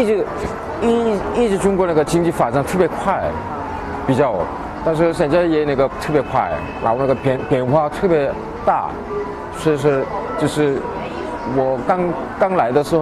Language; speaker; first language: Chinese; non-native, learner; Korean